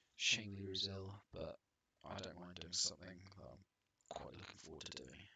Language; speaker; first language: English; native; English